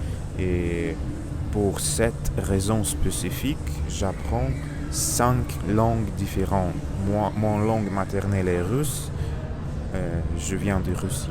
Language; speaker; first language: French; non-native, learner; Russian